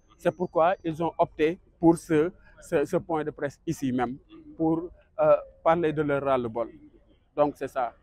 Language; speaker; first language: French; non-native, local second language; Wolof